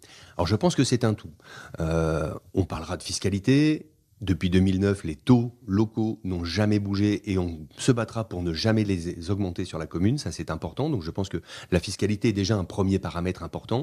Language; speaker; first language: French; native; French